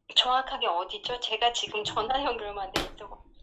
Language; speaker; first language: Korean; native; Korean